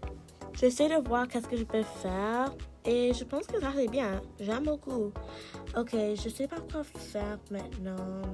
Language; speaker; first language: French; non-native, learner; English